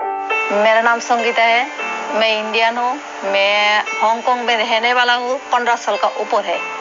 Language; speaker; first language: Hindi; non-native, local second language; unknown